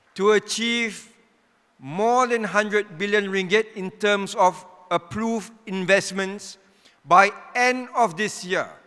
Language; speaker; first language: English; non-native, local second language; Malay